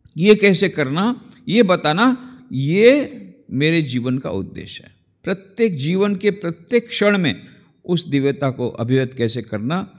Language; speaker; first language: Hindi; non-native, local second language; Gujarati